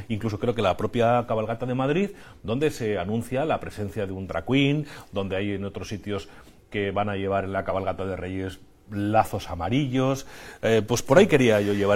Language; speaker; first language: Spanish; native; Spanish